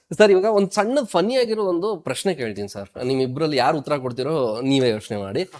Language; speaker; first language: Kannada; native; Kannada